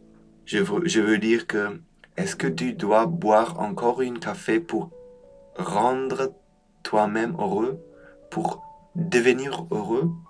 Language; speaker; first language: French; non-native, fluent; German